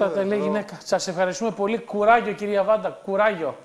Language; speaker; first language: Greek; native; Greek